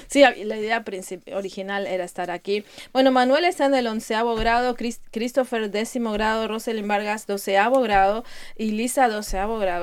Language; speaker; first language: Spanish; native; Spanish